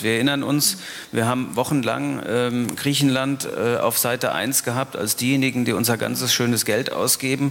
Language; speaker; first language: German; native; German